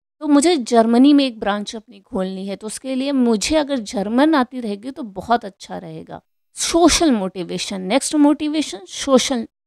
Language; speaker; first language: Hindi; native; Hindi